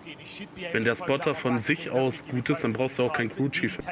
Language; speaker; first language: German; native; German